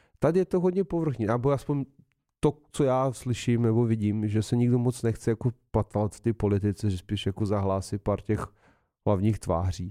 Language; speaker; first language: Czech; non-native, fluent; Serbian